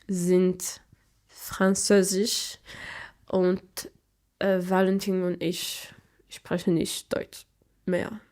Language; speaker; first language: German; non-native, learner; Portuguese